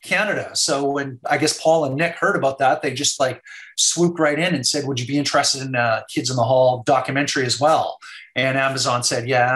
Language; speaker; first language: English; native; English